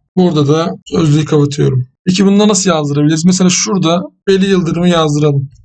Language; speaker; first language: Turkish; native; Turkish